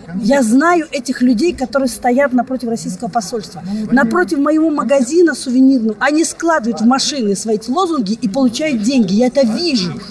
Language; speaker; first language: Russian; native; Russian